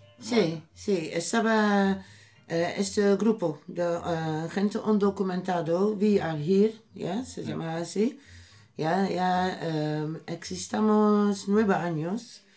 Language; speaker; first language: Spanish; non-native, learner; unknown